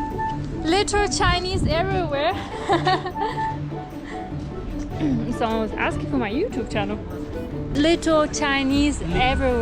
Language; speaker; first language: English; non-native, fluent; Chinese